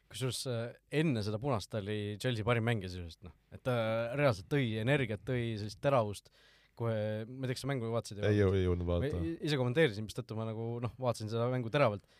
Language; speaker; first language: Estonian; native; Estonian